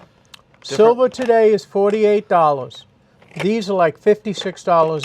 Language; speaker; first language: English; native; English